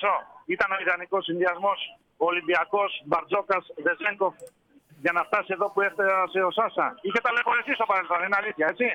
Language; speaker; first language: Greek; native; Greek